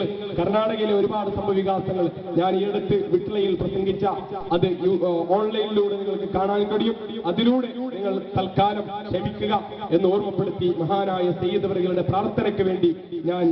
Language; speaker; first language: Malayalam; native; Malayalam